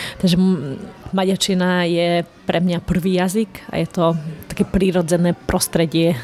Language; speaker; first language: Slovak; non-native, local second language; Hungarian